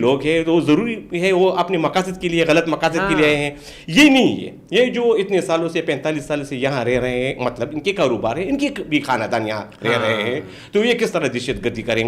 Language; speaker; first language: Urdu; non-native, local second language; Pashto